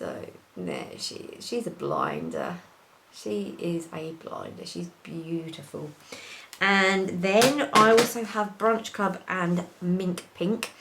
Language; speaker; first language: English; native; English